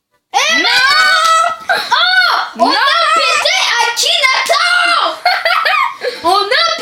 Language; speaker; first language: French; native; French